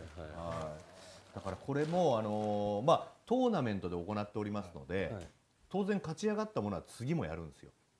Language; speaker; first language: Japanese; native; Japanese